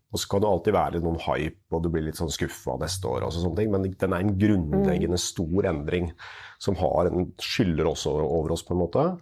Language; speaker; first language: Norwegian; native; Norwegian